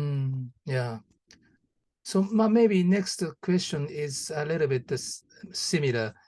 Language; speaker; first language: English; non-native, learner; Japanese